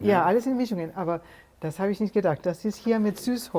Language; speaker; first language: German; non-native, fluent; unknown